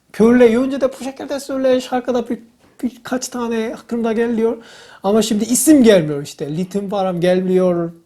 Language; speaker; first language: Turkish; non-native, fluent; Korean